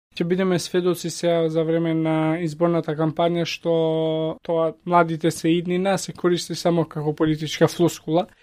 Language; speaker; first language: Macedonian; non-native, local second language; Albanian